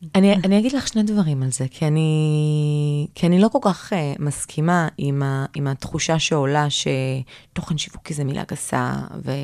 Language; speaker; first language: Hebrew; native; Hebrew